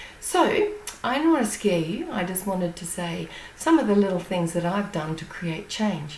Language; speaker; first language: English; native; English